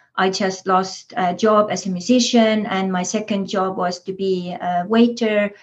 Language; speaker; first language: English; non-native, fluent; Estonian